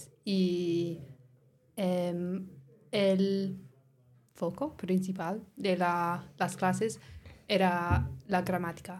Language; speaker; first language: Spanish; non-native, learner; English